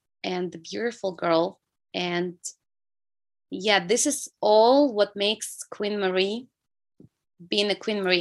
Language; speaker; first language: English; non-native, fluent; Russian